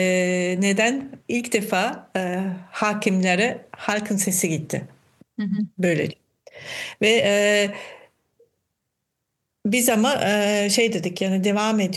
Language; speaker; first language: Turkish; non-native, fluent; German